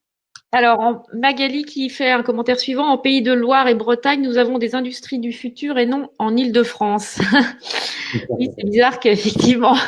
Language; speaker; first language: French; native; French